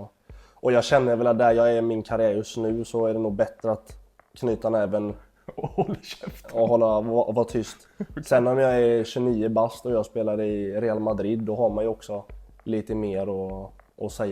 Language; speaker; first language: Swedish; native; Swedish